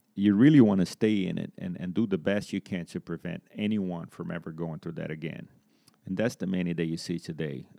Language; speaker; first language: English; non-native, fluent; Portuguese